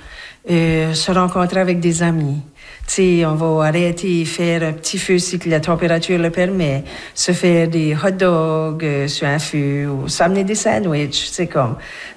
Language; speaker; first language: French; native; French